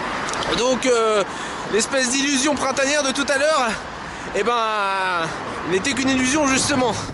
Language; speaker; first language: French; native; French